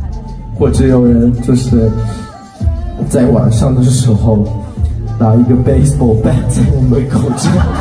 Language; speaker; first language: Chinese; non-native, fluent; Thai